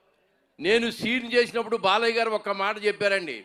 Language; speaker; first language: Telugu; native; Telugu